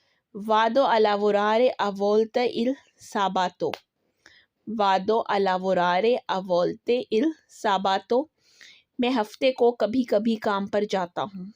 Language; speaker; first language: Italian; non-native, learner; Urdu